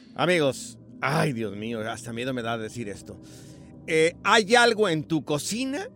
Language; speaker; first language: Spanish; native; Spanish